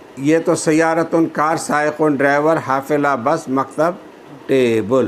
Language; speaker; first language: Urdu; native; Urdu